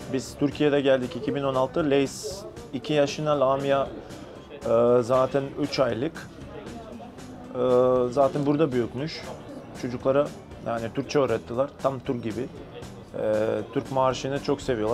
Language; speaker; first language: Turkish; non-native, learner; Macedonian